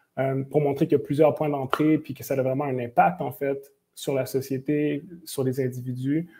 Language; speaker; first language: French; native; French